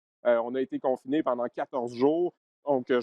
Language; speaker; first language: French; native; French